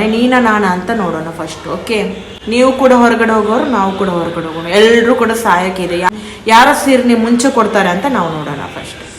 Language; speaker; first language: Kannada; non-native, local second language; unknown